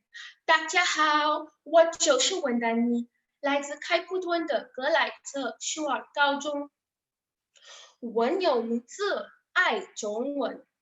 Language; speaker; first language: Chinese; non-native, learner; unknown